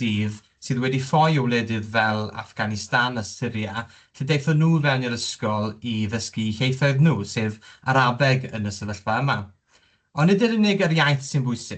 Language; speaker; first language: Welsh; native; Welsh